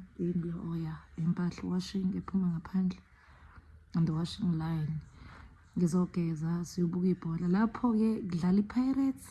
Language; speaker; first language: Zulu; native; Zulu